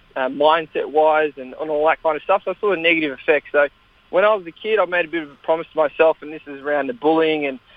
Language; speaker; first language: English; native; English